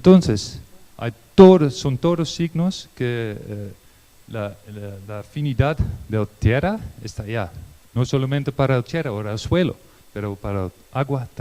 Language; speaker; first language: Spanish; non-native, learner; Dutch